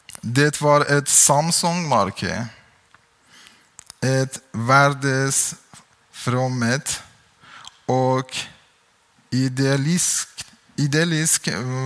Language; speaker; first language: Swedish; non-native, learner; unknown